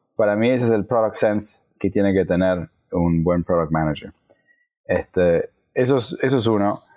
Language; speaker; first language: Spanish; native; Spanish